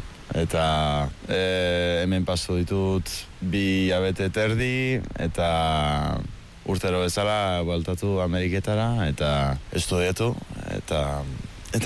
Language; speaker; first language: Basque; early bilingual, heritage; Basque